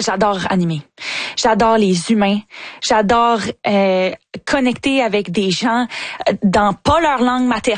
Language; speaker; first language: French; native; French